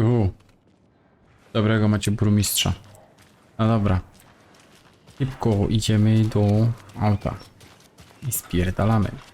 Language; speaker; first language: Polish; native; Polish